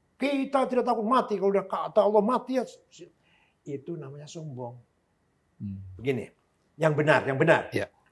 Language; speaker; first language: Indonesian; non-native, local second language; Javanese